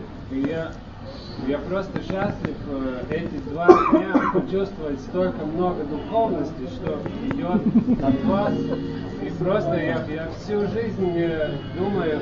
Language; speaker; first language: Russian; non-native, fluent; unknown